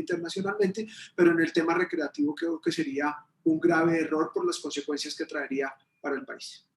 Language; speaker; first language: Spanish; native; Spanish